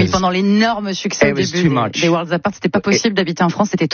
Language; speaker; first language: French; native; French